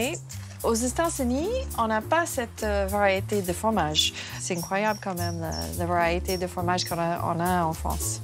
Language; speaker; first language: French; non-native, fluent; English